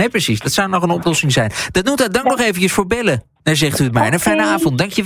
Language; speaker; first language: Dutch; native; Dutch